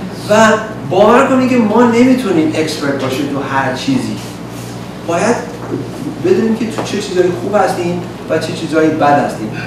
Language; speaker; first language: Persian; early bilingual, other home language; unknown